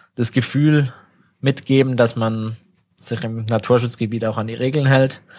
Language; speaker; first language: German; native; German